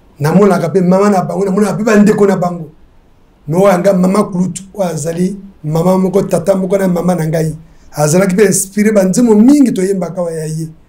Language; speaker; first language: Lingala; native; Lingala